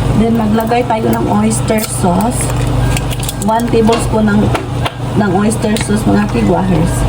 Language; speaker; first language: Filipino; non-native, local second language; Cebuano